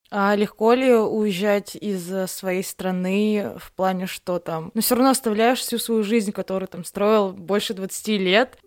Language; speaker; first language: Russian; native; Russian